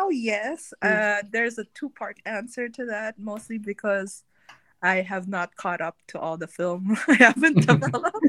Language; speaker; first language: English; non-native, local second language; Filipino